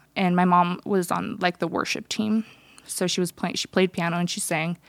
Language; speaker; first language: English; early bilingual, other home language; Russian